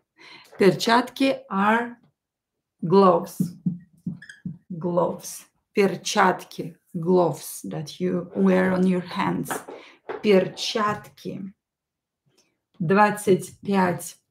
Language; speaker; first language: English; non-native, fluent; Russian